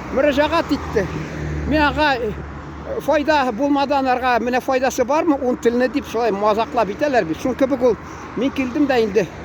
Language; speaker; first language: Tatar; early bilingual, heritage; Tatar